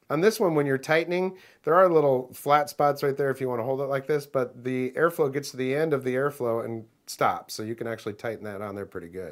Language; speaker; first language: English; native; English